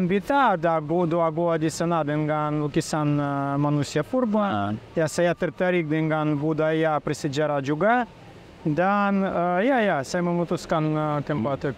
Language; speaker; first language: Indonesian; non-native, learner; Russian